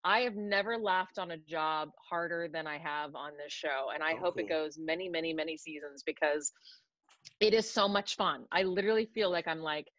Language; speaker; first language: English; native; English